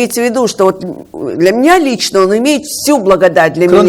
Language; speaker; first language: Russian; native; Russian